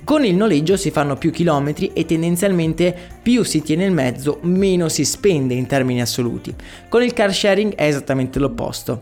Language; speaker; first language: Italian; native; Italian